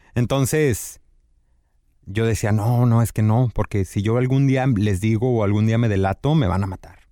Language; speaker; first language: Spanish; native; Spanish